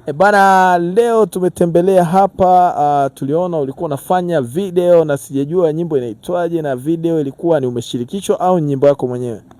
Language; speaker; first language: Swahili; native; Swahili